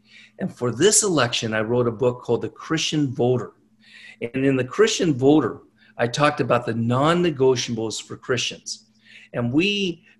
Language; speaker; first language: English; native; English